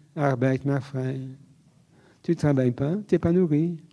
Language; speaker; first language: French; native; French